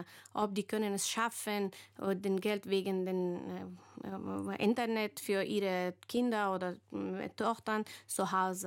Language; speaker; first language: German; non-native, learner; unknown